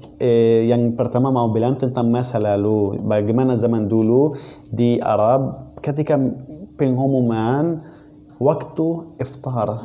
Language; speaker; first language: Indonesian; non-native, learner; Arabic